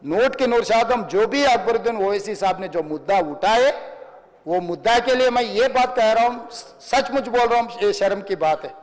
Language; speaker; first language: Hindi; non-native, local second language; Telugu